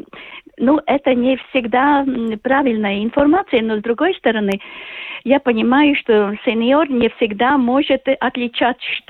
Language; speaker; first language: Russian; non-native, local second language; Latvian